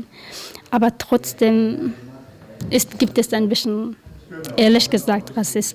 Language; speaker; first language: German; non-native, learner; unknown